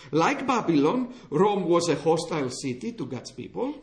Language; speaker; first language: English; non-native, fluent; Greek